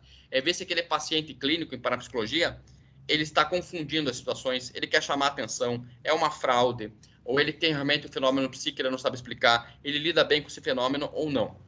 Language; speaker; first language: Portuguese; native; Portuguese